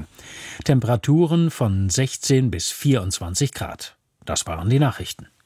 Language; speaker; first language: German; native; German